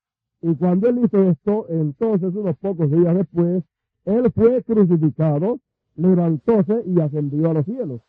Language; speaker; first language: Spanish; native; Spanish